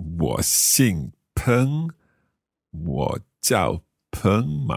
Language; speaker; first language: Chinese; non-native, learner; English